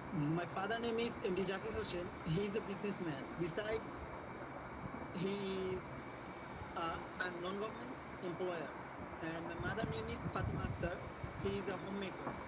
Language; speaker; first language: English; non-native, learner; Bangla